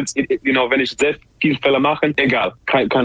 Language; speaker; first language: German; non-native, learner; English